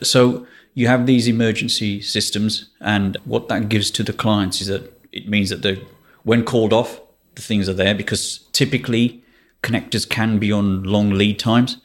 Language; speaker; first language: English; native; English